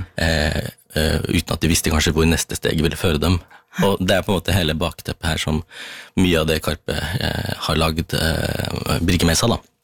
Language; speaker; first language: Norwegian; early bilingual, other home language; Tamil